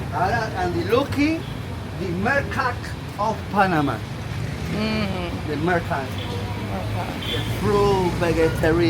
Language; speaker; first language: English; non-native, learner; Spanish